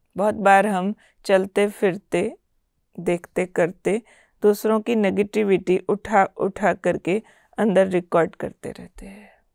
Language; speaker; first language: Hindi; native; Hindi